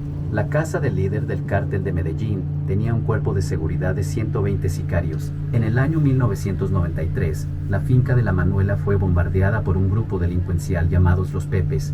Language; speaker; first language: Spanish; native; Spanish